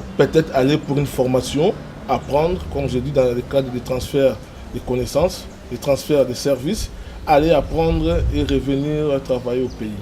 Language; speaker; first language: French; non-native, local second language; Lingala